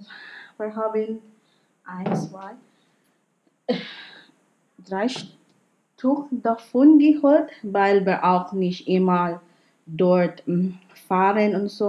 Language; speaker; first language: German; non-native, learner; Filipino